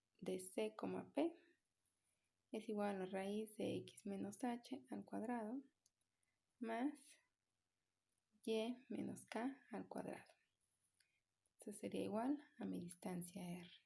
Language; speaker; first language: Spanish; native; Spanish